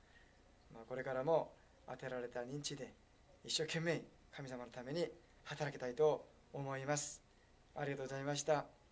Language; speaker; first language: Japanese; non-native, fluent; Korean